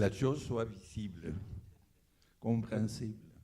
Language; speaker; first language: French; non-native, fluent; Spanish